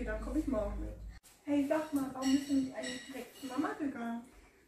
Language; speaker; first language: German; native; German